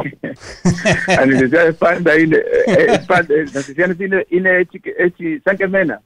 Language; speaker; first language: Greek; non-native, learner; Spanish